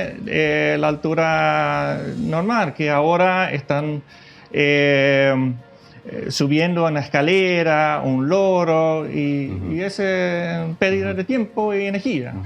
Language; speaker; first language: Spanish; non-native, fluent; Dutch